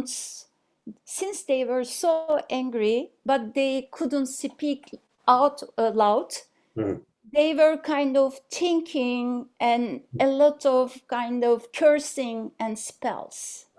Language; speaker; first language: English; non-native, fluent; Turkish